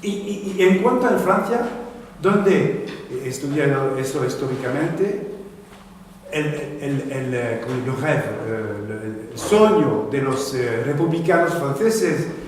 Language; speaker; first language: Spanish; non-native, fluent; French